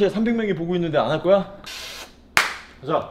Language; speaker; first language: Korean; native; Korean